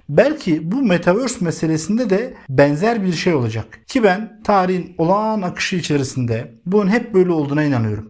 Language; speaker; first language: Turkish; native; Turkish